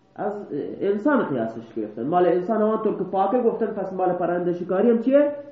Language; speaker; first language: Persian; non-native, local second language; Baluchi